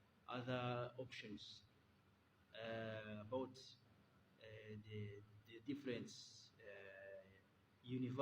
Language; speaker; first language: English; non-native, learner; Kinyarwanda